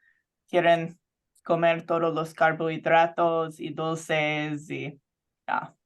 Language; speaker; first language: Spanish; non-native, fluent; English